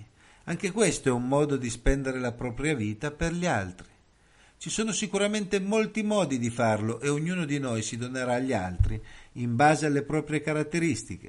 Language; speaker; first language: Italian; native; Italian